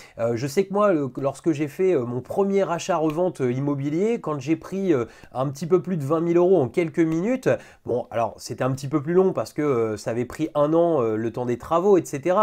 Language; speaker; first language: French; native; French